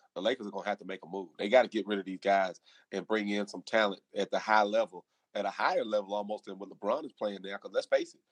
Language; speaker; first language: English; native; English